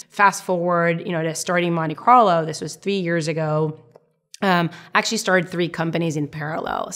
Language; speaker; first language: English; non-native, fluent; Hebrew